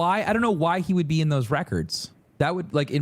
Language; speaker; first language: English; native; English